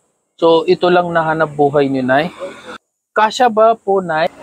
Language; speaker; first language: Filipino; non-native, learner; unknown